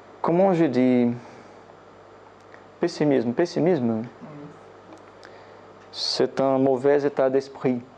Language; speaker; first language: French; non-native, learner; Portuguese